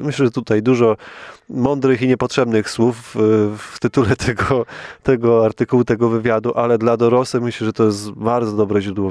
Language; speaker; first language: Polish; native; Polish